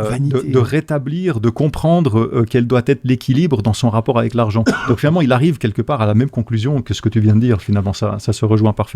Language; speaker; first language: French; native; French